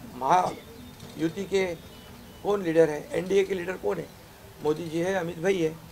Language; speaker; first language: Hindi; non-native, local second language; Marathi